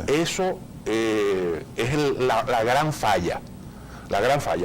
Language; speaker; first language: Spanish; native; Spanish